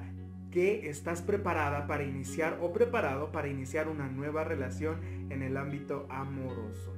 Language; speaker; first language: Spanish; native; Spanish